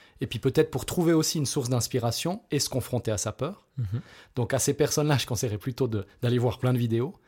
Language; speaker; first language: French; native; French